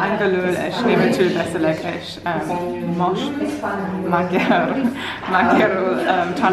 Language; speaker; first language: Hungarian; non-native, learner; English